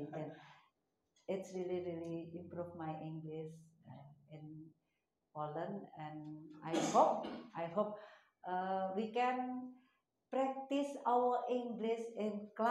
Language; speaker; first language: English; non-native, learner; Indonesian